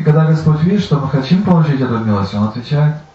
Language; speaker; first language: Russian; native; Russian